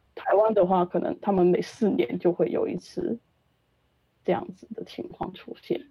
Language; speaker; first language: Chinese; non-native, local second language; Cantonese